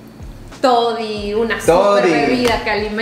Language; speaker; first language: Spanish; native; Spanish